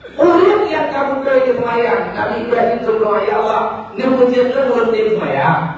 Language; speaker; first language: Malay; non-native, local second language; Achinese